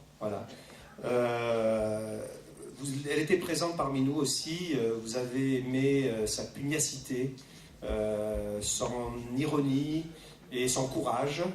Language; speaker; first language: French; native; French